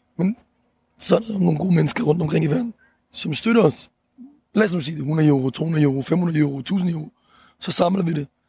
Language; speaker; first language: Danish; early bilingual, other home language; Arabic